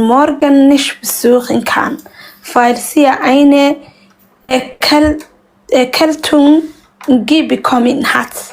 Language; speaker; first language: German; non-native, learner; Somali